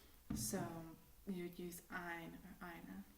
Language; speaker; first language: German; non-native, fluent; English